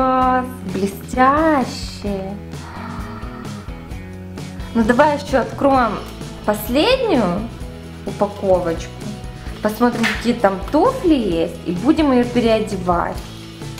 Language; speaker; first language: Russian; native; Russian